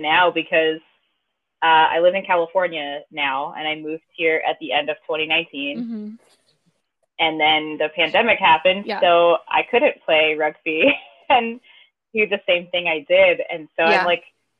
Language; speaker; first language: English; native; English